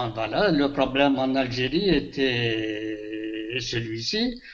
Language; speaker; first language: French; non-native, local second language; Kabyle